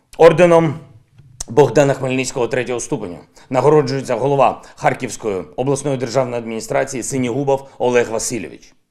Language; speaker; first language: Ukrainian; non-native, local second language; Russian